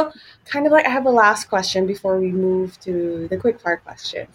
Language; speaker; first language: English; non-native, local second language; Filipino